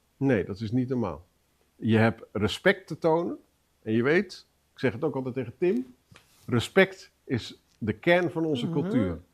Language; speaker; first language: Dutch; native; Dutch